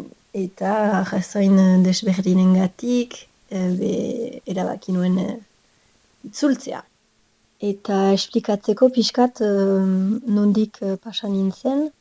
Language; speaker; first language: Basque; non-native, local second language; French